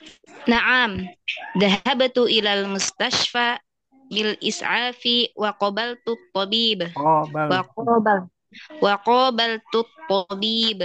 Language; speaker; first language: Arabic; non-native, learner; Indonesian